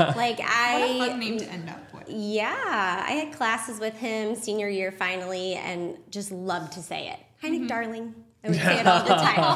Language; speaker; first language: English; native; English